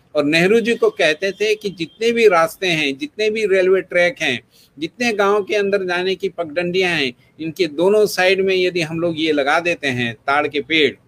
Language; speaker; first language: Hindi; non-native, local second language; Gujarati